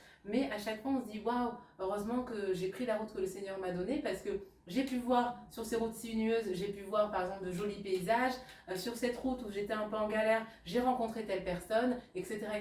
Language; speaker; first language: French; native; French